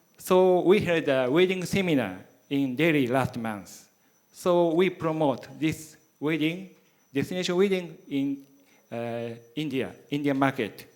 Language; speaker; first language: English; non-native, learner; Japanese